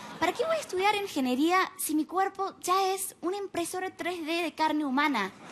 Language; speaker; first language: Spanish; non-native, fluent; English